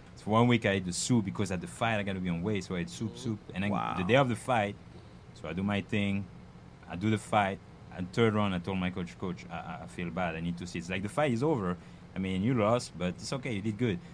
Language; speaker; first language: English; non-native, fluent; French